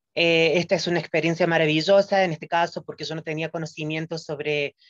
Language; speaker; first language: Spanish; native; Spanish